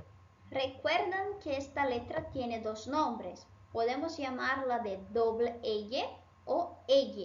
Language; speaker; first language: Spanish; non-native, fluent; Portuguese